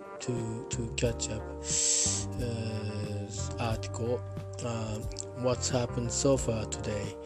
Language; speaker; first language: English; non-native, learner; Japanese